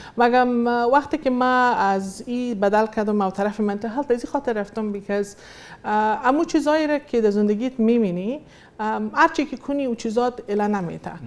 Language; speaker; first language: Persian; early bilingual, heritage; Persian